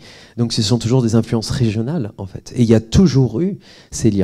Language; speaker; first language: French; native; French